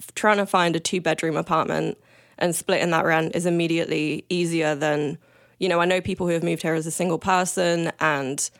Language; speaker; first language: English; native; English